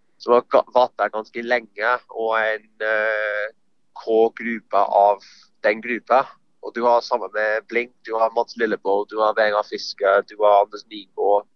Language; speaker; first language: Norwegian; non-native, fluent; English